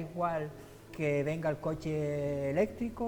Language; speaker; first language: Spanish; native; Spanish